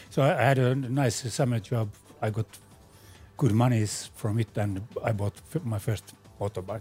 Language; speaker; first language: English; non-native, fluent; Finnish